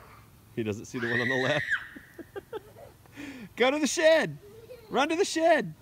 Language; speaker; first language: English; native; English